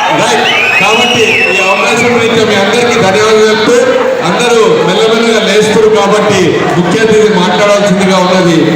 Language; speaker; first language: Telugu; non-native, local second language; Urdu